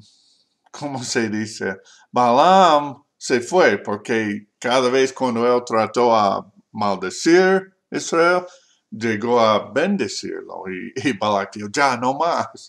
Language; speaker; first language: Spanish; non-native, learner; English